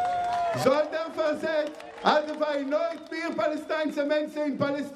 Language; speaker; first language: Dutch; non-native, fluent; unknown